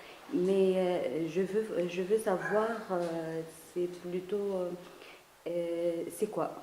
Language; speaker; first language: French; non-native, learner; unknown